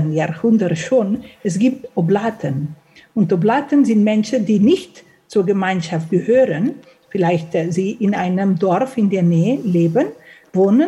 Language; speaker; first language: German; non-native, fluent; Catalan